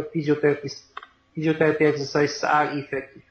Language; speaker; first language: English; non-native, fluent; Bulgarian